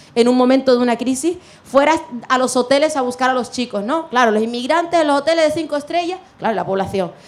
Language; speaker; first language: Spanish; non-native, fluent; Arabic